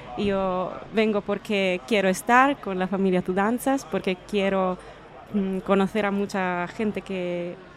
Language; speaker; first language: Spanish; non-native, fluent; Italian